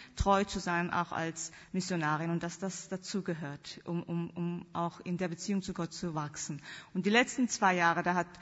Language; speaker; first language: German; early bilingual, other home language; Korean